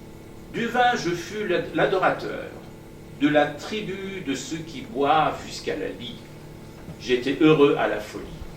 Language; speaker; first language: French; non-native, fluent; Persian